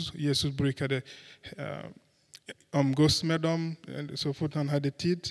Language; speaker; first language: Swedish; non-native, fluent; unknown